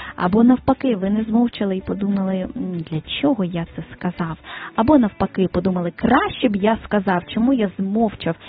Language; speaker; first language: Ukrainian; native; Ukrainian